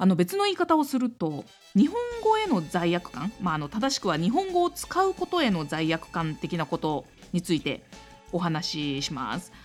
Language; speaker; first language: Japanese; native; Japanese